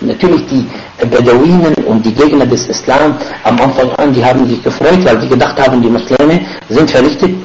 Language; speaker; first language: German; non-native, fluent; Arabic